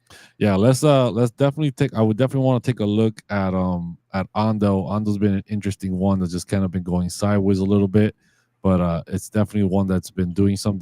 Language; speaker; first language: English; native; English